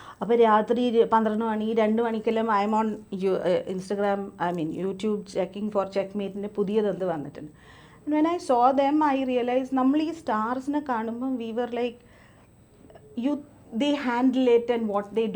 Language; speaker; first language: Malayalam; early bilingual, other home language; English